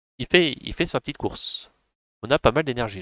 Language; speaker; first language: French; native; French